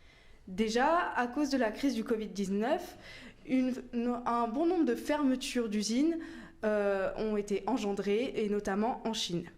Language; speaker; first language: French; native; French